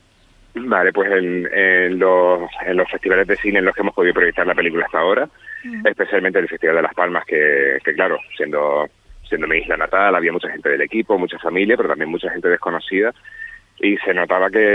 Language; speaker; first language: Spanish; native; Spanish